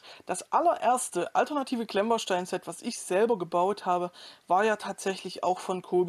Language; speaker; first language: German; native; German